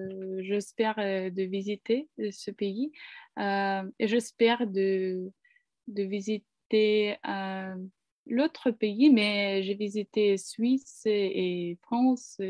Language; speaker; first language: French; non-native, learner; Ukrainian